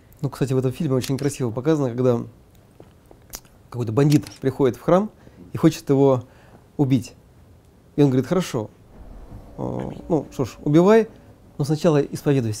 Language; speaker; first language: Russian; native; Russian